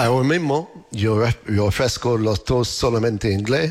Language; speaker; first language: Spanish; non-native, learner; English